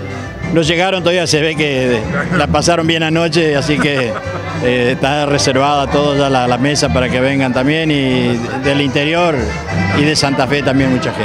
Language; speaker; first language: Spanish; native; Spanish